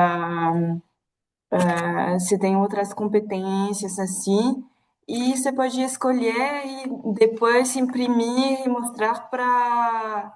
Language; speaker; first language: Portuguese; non-native, fluent; French